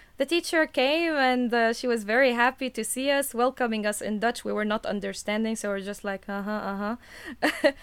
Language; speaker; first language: English; non-native, fluent; Arabic